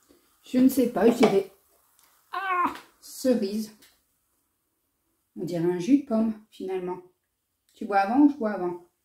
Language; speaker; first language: French; native; French